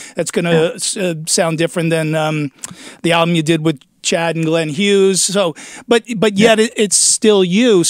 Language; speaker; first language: English; native; English